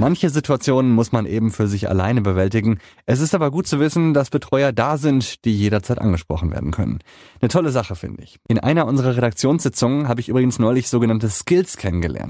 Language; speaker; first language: German; native; German